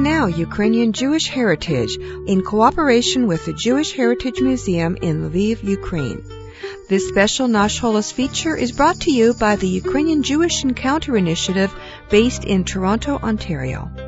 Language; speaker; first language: English; early bilingual, other home language; Ukrainian